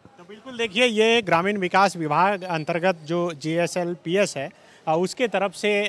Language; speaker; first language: Hindi; native; Hindi